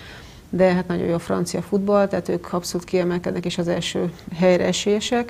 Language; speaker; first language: Hungarian; native; Hungarian